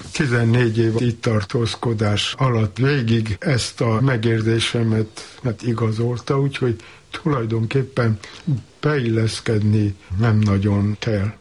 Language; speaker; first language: Hungarian; native; Hungarian